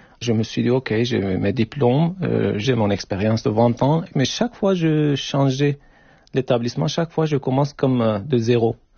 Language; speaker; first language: French; non-native, learner; Turkish